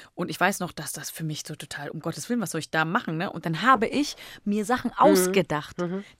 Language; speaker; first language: German; native; German